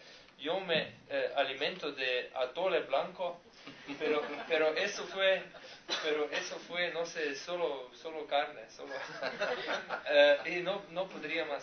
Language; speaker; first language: Spanish; non-native, learner; Slovenian